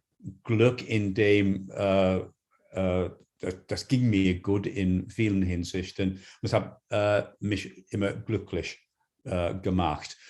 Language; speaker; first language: German; non-native, fluent; English